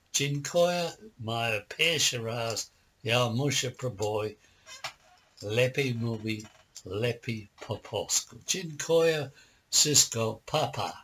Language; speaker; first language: Polish; non-native, learner; English